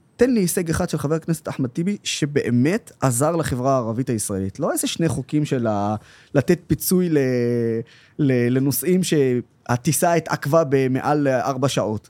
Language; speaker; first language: Hebrew; non-native, local second language; Arabic